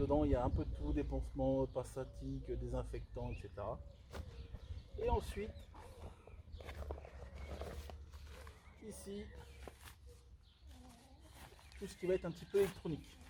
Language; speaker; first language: French; native; French